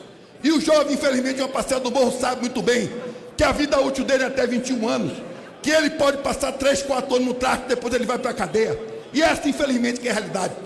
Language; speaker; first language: Portuguese; native; Portuguese